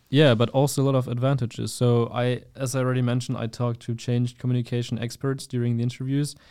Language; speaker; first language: English; non-native, fluent; German